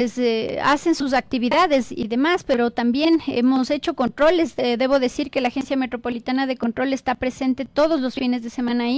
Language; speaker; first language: Spanish; native; Spanish